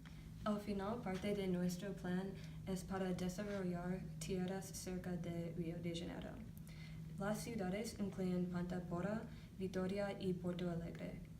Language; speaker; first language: Spanish; non-native, learner; English